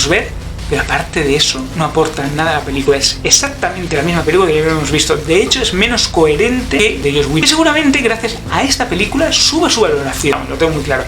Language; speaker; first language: Spanish; native; Spanish